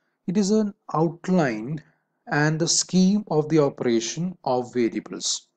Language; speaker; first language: English; non-native, local second language; Malayalam